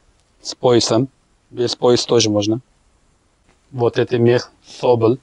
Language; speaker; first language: Russian; non-native, learner; Turkish